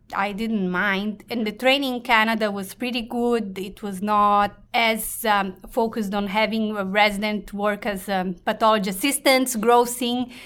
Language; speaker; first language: English; non-native, fluent; Portuguese